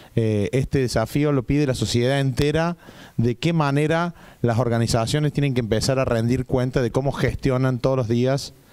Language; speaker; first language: Spanish; native; Spanish